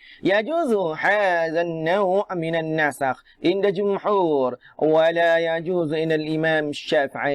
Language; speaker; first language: Arabic; non-native, fluent; Malay